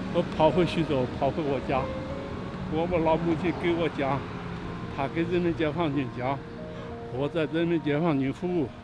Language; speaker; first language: Chinese; native; Chinese